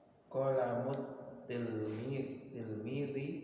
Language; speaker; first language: Arabic; non-native, learner; Indonesian